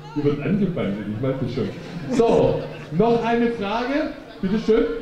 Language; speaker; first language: German; native; German